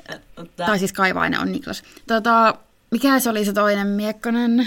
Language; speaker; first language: Finnish; native; Finnish